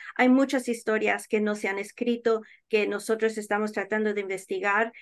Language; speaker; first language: Spanish; early bilingual, heritage; Spanish